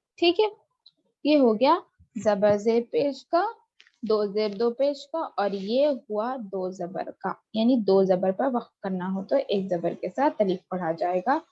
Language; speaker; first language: Urdu; native; Urdu